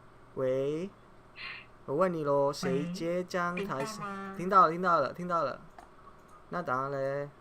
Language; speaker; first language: Chinese; non-native, fluent; Indonesian